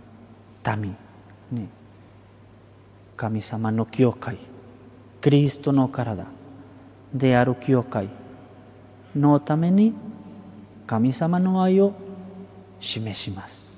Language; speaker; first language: Japanese; non-native, fluent; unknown